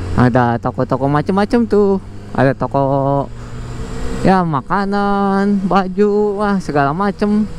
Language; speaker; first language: Indonesian; native; Indonesian